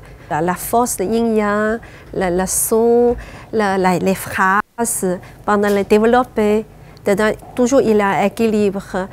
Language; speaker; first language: French; non-native, learner; Chinese